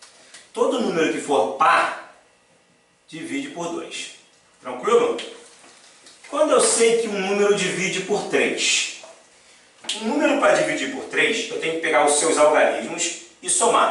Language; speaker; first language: Portuguese; native; Portuguese